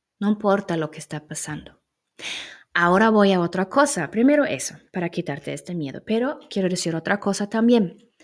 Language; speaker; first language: Spanish; non-native, fluent; German